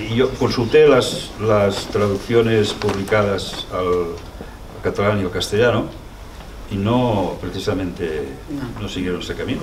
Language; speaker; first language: Spanish; non-native, local second language; Catalan